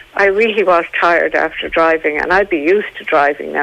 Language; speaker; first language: English; native; English